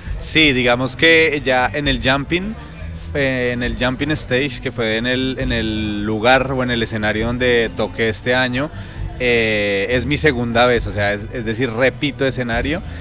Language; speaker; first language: Spanish; native; Spanish